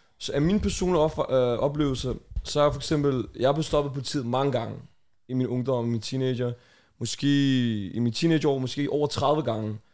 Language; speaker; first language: Danish; early bilingual, other home language; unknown